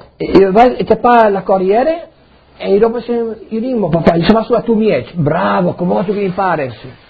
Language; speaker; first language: Italian; non-native, learner; Friulian